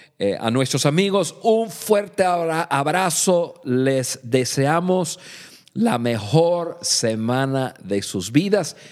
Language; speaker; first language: Spanish; non-native, fluent; English